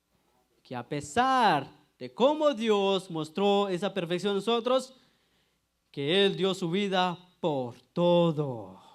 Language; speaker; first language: Spanish; native; Spanish